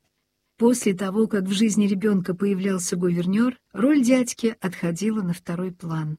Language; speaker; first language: Russian; native; Russian